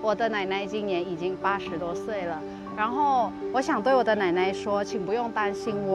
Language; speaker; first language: Chinese; non-native, learner; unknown